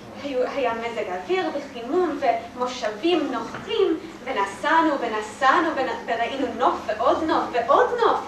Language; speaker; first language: Hebrew; non-native, learner; English